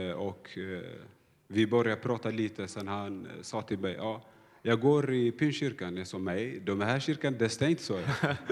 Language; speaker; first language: Swedish; non-native, learner; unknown